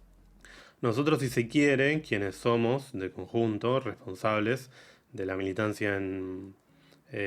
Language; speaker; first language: Spanish; native; Spanish